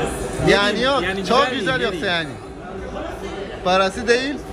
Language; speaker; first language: Turkish; non-native, learner; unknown